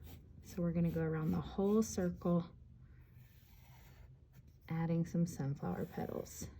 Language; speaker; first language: English; native; English